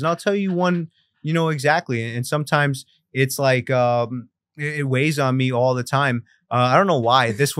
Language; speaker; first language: English; early bilingual, other home language; Spanish